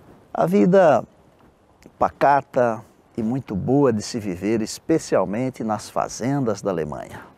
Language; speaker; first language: Portuguese; native; Portuguese